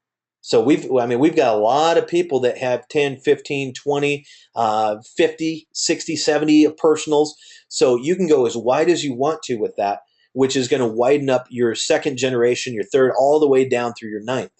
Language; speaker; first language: English; native; English